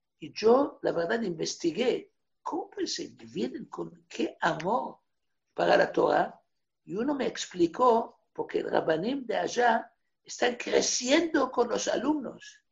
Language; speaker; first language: Spanish; non-native, fluent; Hebrew